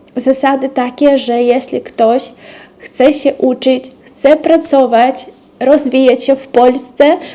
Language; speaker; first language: Polish; non-native, fluent; Russian